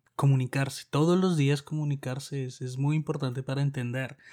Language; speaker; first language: Spanish; native; Spanish